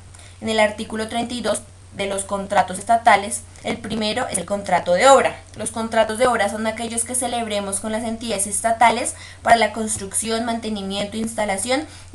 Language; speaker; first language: Spanish; native; Spanish